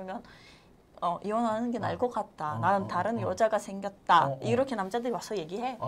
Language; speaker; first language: Korean; non-native, fluent; Russian